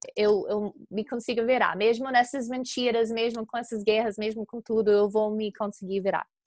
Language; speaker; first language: Portuguese; non-native, fluent; English